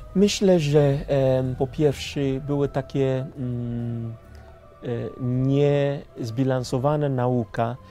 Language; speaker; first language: Polish; non-native, fluent; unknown